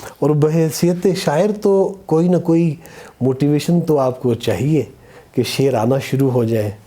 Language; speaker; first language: Urdu; non-native, local second language; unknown